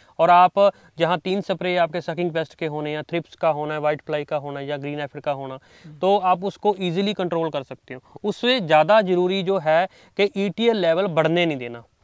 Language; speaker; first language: Hindi; non-native, local second language; Punjabi